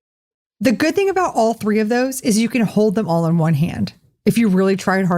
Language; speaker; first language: English; native; English